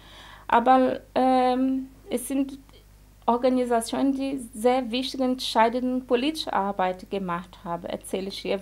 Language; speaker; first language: German; non-native, fluent; Portuguese